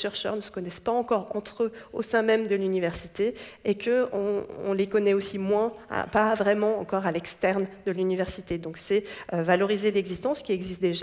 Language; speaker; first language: French; native; French